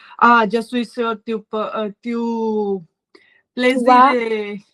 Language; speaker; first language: French; non-native, learner; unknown